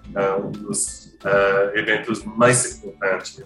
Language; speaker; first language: Portuguese; non-native, fluent; English